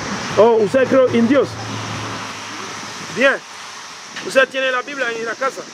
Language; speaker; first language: Spanish; non-native, learner; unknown